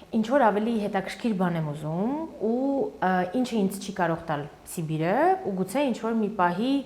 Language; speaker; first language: Armenian; early bilingual, heritage; Armenian